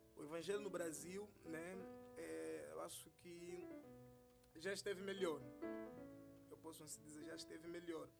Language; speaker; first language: Portuguese; native; Portuguese